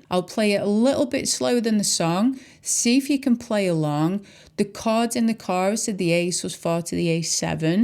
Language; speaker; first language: English; native; English